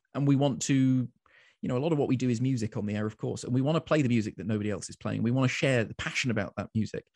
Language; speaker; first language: English; native; English